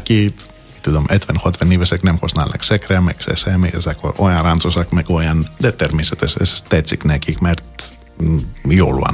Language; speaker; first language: Hungarian; non-native, fluent; Greek